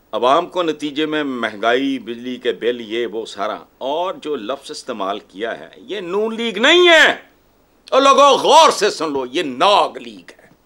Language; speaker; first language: Urdu; non-native, local second language; Punjabi